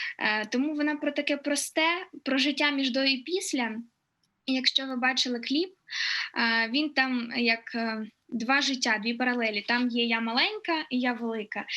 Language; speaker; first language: Ukrainian; non-native, local second language; Russian